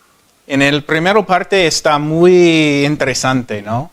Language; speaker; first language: Spanish; non-native, learner; English